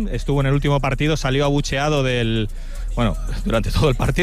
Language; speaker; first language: Spanish; native; Spanish